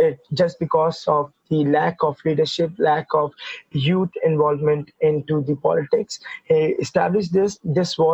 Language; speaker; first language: English; non-native, local second language; Urdu